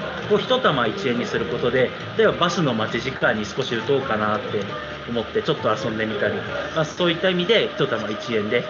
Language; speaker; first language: Japanese; native; Japanese